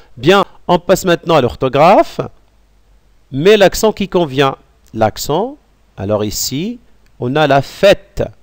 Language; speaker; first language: French; non-native, local second language; Arabic